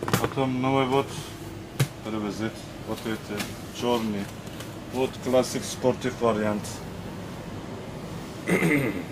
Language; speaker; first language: Russian; non-native, learner; Turkish